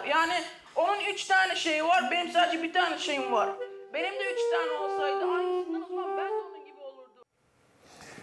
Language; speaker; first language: Turkish; early bilingual, heritage; Turkish